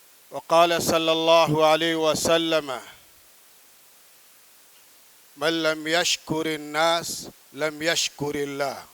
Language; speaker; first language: Arabic; non-native, fluent; Urdu